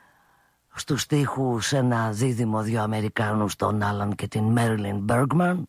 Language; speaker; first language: Greek; native; Greek